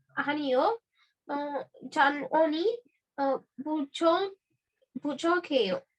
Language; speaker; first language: Korean; non-native, learner; Hindi